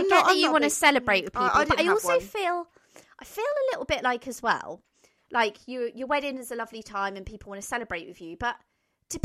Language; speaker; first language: English; native; English